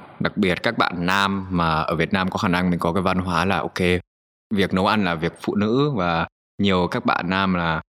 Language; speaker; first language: Vietnamese; native; Vietnamese